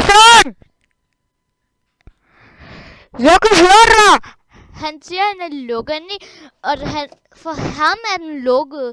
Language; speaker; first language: Danish; early bilingual, other home language; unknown